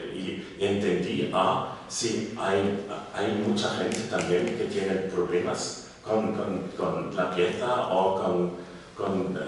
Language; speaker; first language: Spanish; non-native, learner; German